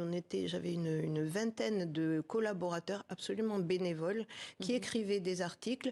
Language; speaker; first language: French; native; French